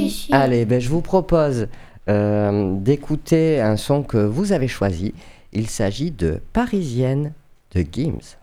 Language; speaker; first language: French; native; French